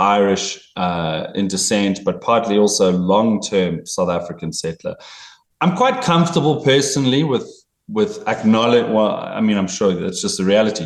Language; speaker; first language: English; native; English